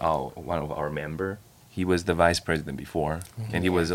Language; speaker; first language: English; non-native, learner; Chinese